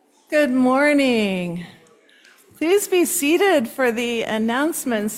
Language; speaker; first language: English; native; English